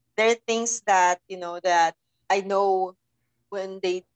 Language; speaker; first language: English; non-native, local second language; Filipino